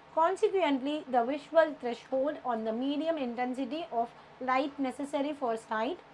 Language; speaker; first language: English; non-native, local second language; Tamil